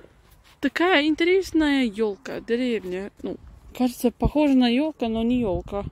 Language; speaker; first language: Russian; non-native, learner; English